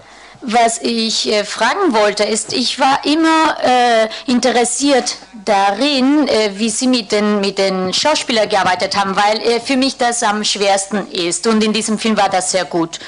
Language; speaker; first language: German; non-native, fluent; Spanish